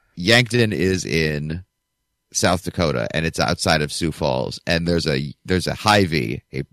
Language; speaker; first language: English; native; English